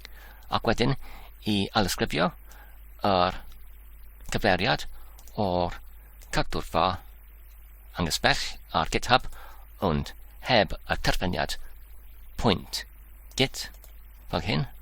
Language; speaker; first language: Welsh; non-native, learner; Polish